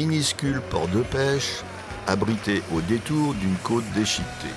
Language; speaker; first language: French; native; French